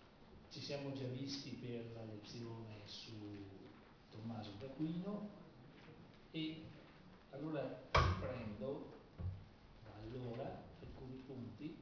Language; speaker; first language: Italian; native; Italian